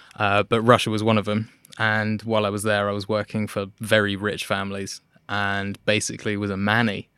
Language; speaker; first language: English; native; English